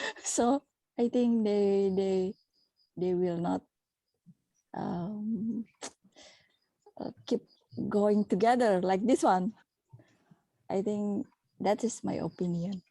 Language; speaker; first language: English; non-native, learner; Indonesian